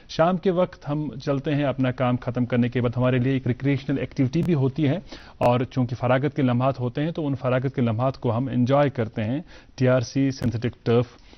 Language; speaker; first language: Hindi; non-native, local second language; Kashmiri